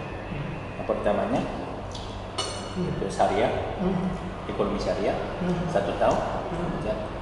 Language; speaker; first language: Indonesian; non-native, learner; Korean